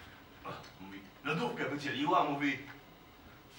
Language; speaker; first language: Polish; non-native, fluent; Kurdish